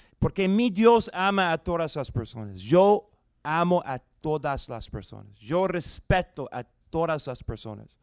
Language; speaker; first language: Spanish; non-native, fluent; English